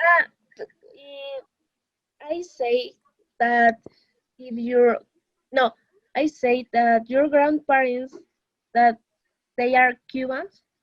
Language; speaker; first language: English; non-native, learner; Spanish